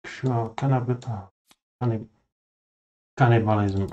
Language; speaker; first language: English; non-native, fluent; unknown